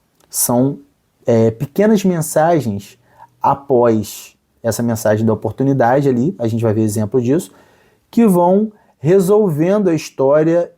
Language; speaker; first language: Portuguese; native; Portuguese